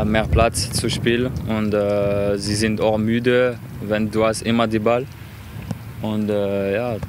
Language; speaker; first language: German; non-native, learner; French